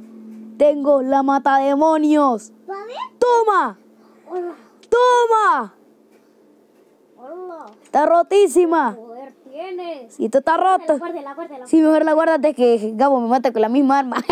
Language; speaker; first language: Spanish; native; Spanish